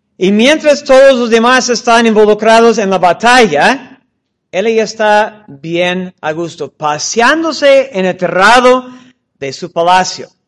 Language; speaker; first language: Spanish; non-native, fluent; English